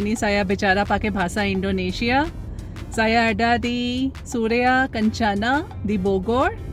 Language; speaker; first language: Indonesian; non-native, learner; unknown